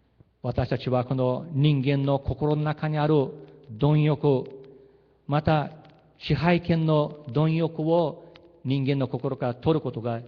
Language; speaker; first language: Japanese; early bilingual, heritage; Japanese